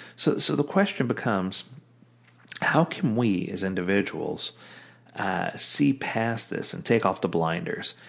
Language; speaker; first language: English; native; English